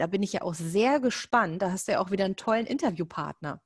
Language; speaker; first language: German; native; German